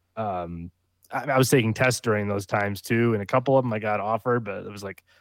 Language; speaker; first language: English; native; English